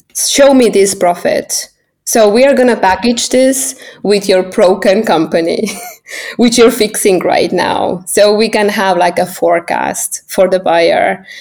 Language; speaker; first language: English; non-native, fluent; Estonian